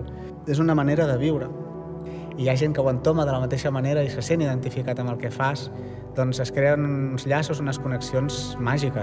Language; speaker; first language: Catalan; native; Catalan